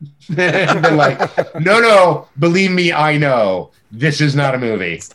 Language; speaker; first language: English; native; English